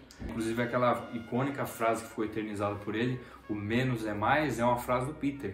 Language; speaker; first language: Portuguese; native; Portuguese